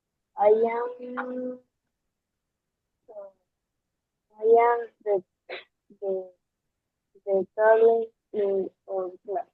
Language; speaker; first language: English; non-native, learner; Spanish